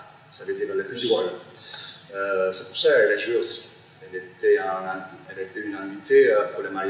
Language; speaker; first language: French; non-native, fluent; Turkish